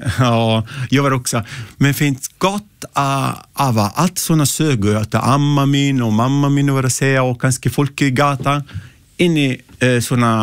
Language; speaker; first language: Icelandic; non-native, learner; Italian